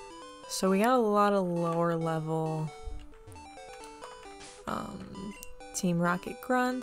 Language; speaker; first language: English; native; English